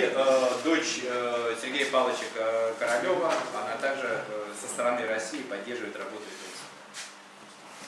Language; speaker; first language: Russian; native; Russian